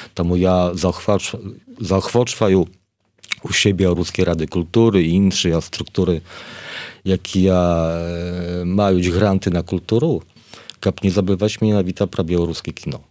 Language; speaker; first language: Polish; non-native, learner; Belarusian